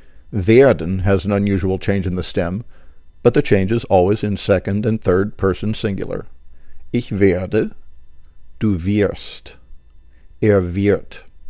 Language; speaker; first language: English; native; English